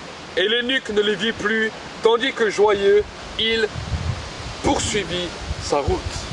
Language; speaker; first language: French; native; French